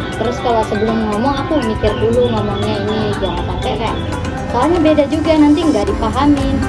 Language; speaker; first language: Indonesian; native; Indonesian